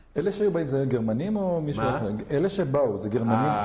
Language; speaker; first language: Hebrew; native; Hebrew